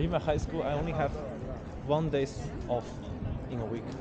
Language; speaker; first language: English; non-native, learner; Chinese